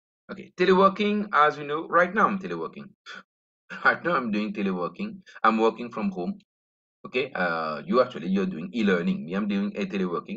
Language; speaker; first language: English; non-native, local second language; Morisyen